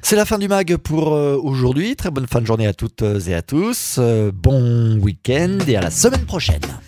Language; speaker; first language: French; native; French